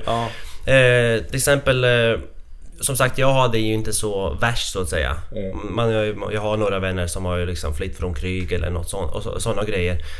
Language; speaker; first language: Swedish; non-native, fluent; Latvian